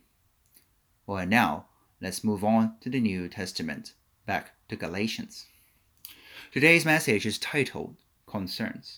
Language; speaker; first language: English; non-native, local second language; Cantonese